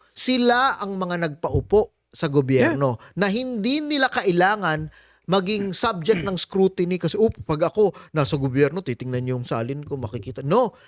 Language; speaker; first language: Filipino; native; Filipino